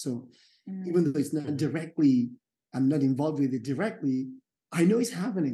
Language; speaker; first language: English; non-native, local second language; Yoruba